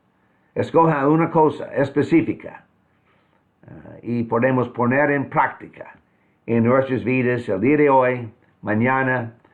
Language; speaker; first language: Spanish; non-native, fluent; English